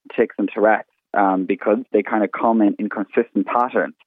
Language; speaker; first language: English; native; English